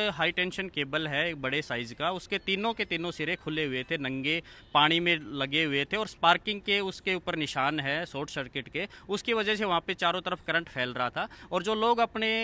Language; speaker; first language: Hindi; native; Hindi